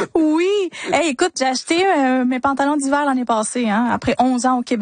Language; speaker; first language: French; early bilingual, other home language; Spanish